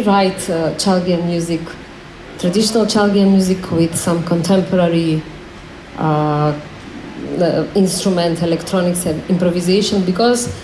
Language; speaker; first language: English; non-native, learner; Macedonian